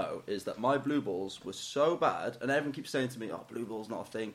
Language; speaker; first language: English; native; English